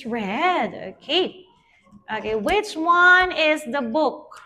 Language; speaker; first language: English; non-native, fluent; Vietnamese